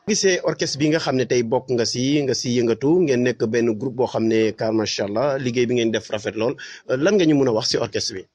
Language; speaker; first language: Wolof; non-native, local second language; Serer